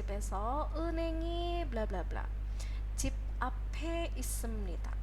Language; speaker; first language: Korean; non-native, fluent; Indonesian